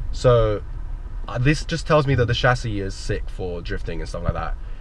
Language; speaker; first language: English; native; English